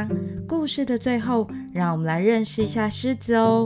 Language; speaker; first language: Chinese; native; Chinese